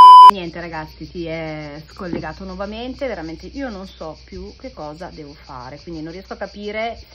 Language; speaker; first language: Italian; native; Italian